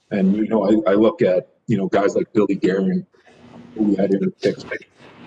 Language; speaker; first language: English; native; English